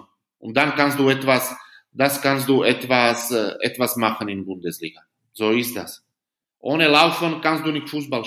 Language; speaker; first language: German; non-native, fluent; Slovak